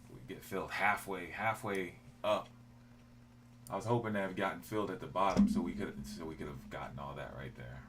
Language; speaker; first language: English; native; English